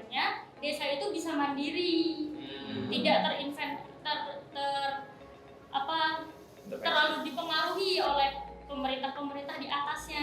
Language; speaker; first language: Indonesian; native; Indonesian